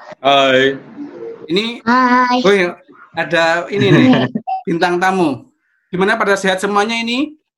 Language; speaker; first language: Indonesian; native; Indonesian